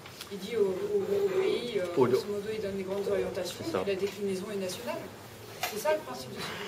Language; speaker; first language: French; native; French